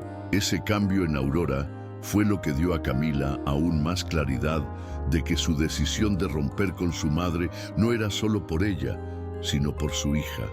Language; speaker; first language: Spanish; native; Spanish